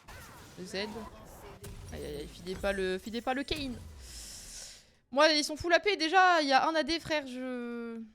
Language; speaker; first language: French; native; French